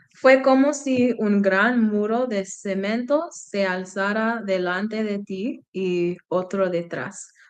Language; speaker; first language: Spanish; non-native, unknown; English